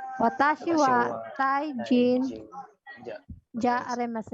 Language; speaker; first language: Japanese; non-native, learner; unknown